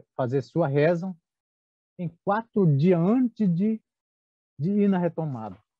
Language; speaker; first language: Portuguese; non-native, local second language; Guarani